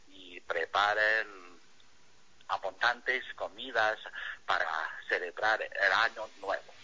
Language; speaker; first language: Spanish; non-native, fluent; Chinese